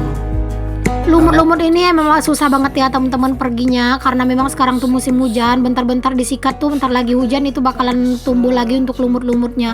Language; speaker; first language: Indonesian; native; Indonesian